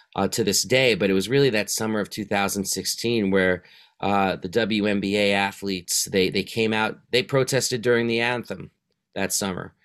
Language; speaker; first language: English; native; English